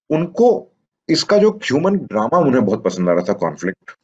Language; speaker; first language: Hindi; native; Hindi